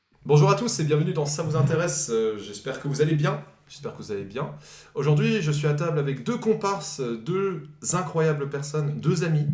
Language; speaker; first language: French; native; French